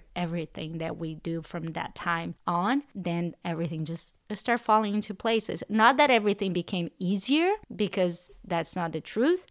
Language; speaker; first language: English; non-native, fluent; Portuguese